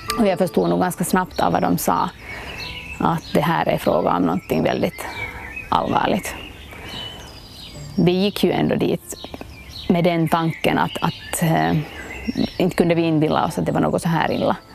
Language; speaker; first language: Swedish; native; Swedish